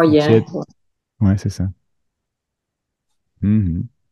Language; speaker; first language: French; native; French